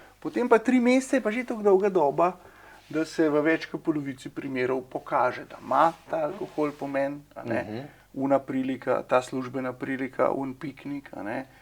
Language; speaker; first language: Slovenian; native; Slovenian